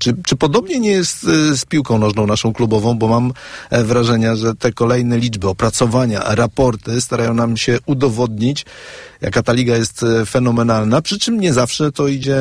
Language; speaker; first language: Polish; native; Polish